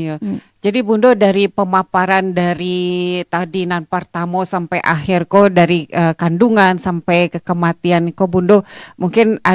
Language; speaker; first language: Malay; non-native, local second language; Minangkabau